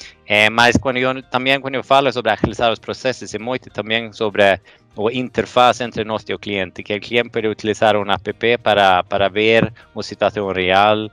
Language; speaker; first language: Portuguese; non-native, fluent; Swedish